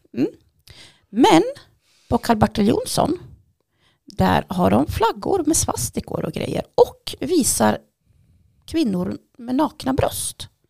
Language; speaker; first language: Swedish; native; Swedish